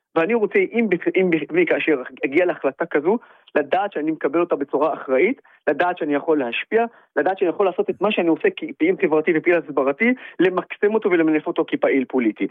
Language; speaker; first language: Hebrew; non-native, local second language; Arabic